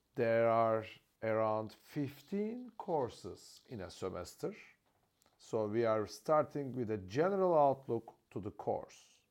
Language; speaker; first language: English; non-native, fluent; Turkish